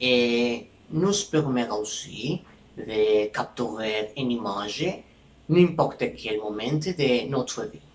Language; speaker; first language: French; non-native, learner; Spanish